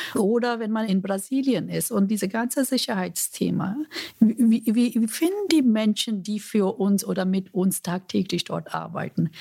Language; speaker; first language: German; non-native, fluent; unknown